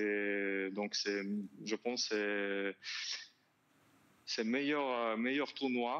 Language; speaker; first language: French; non-native, learner; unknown